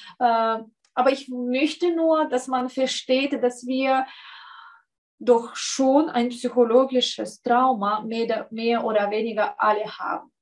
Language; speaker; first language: German; non-native, fluent; Russian